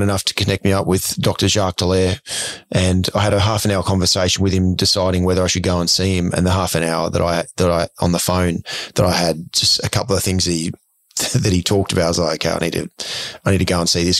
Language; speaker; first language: English; native; English